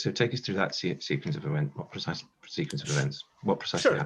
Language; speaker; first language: English; native; English